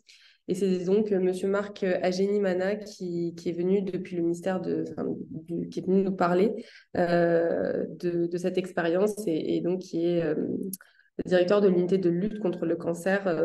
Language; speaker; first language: French; native; French